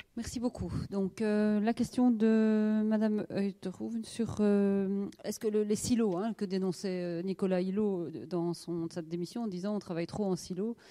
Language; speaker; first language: French; native; French